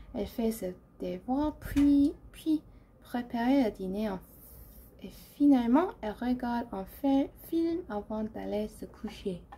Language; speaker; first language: French; non-native, learner; English